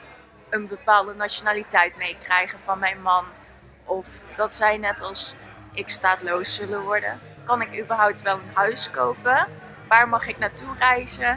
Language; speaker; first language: Dutch; early bilingual, other home language; Vietnamese